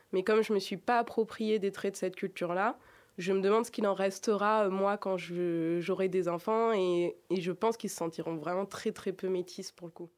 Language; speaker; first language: French; native; French